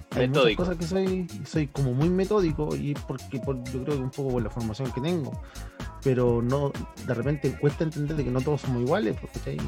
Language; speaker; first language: Spanish; native; Spanish